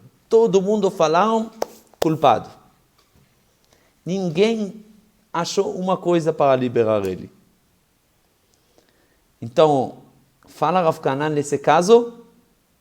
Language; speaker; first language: Portuguese; non-native, fluent; Hebrew